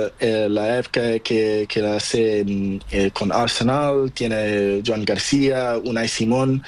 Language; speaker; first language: Spanish; non-native, learner; Portuguese